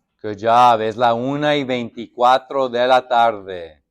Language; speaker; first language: Spanish; non-native, fluent; English